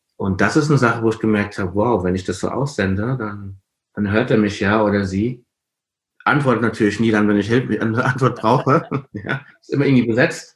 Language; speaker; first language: German; non-native, fluent; Igbo